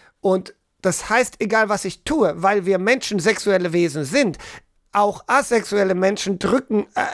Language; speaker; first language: German; native; German